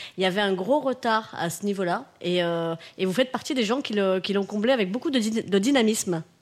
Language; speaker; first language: French; native; French